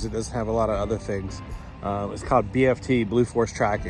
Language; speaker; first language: English; native; English